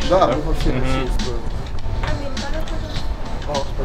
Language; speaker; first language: Russian; native; Russian